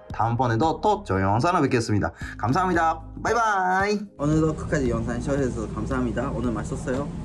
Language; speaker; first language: Korean; non-native, fluent; Japanese